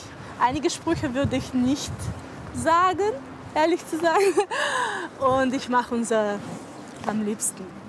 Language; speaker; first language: German; non-native, fluent; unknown